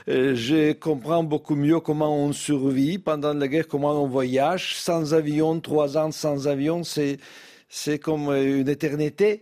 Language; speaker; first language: French; non-native, fluent; Russian